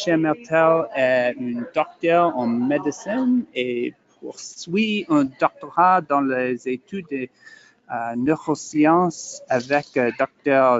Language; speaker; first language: French; non-native, learner; English